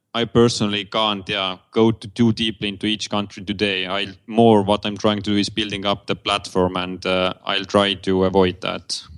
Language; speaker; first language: English; non-native, fluent; Estonian